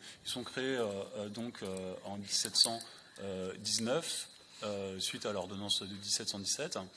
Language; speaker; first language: French; native; French